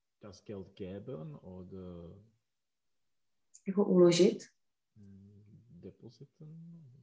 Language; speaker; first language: German; non-native, learner; Czech